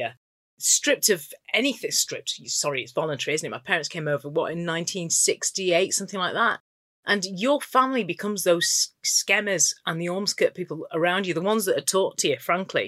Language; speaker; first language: English; native; English